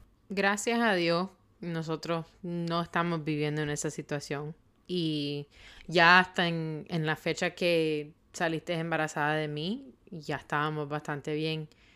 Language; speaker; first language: Spanish; early bilingual, heritage; Spanish